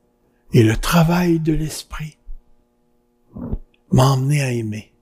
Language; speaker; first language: French; native; French